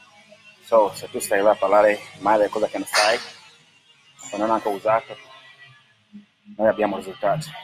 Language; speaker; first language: Italian; non-native, learner; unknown